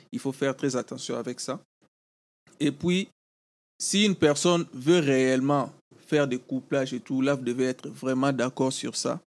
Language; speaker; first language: French; non-native, local second language; Lingala